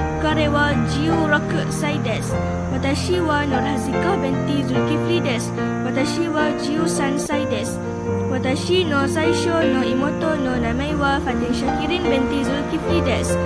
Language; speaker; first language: Japanese; non-native, learner; Malay